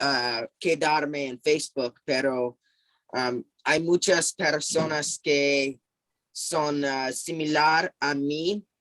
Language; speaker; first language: Spanish; non-native, fluent; English